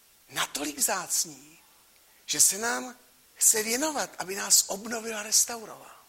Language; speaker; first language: Czech; native; Czech